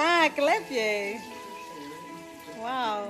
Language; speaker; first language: Polish; non-native, learner; Portuguese